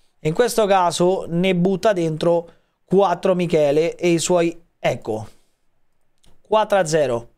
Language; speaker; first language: Italian; native; Italian